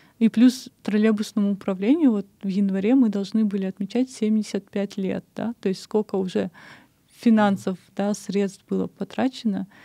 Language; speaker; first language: Russian; non-native, local second language; Kyrgyz